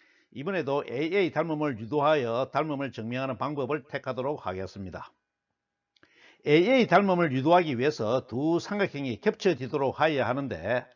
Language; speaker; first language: Korean; native; Korean